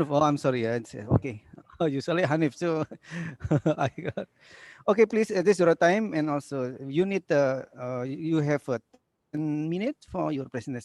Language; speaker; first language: English; non-native, learner; Indonesian